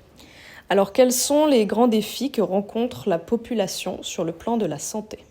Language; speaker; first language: French; native; French